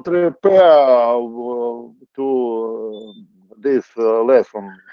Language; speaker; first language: English; non-native, learner; Russian